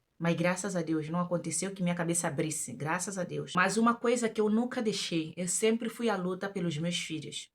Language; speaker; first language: Portuguese; native; Portuguese